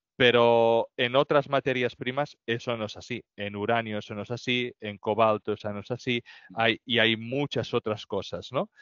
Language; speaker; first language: Spanish; native; Spanish